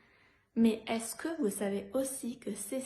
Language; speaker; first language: French; native; French